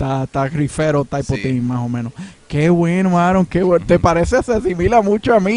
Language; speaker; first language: Spanish; native; Spanish